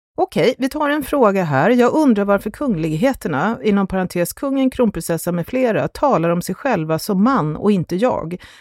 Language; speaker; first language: Swedish; native; Swedish